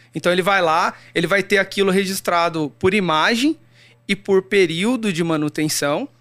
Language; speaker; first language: Portuguese; native; Portuguese